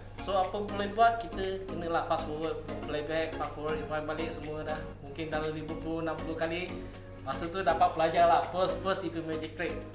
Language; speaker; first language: Malay; non-native, local second language; Chinese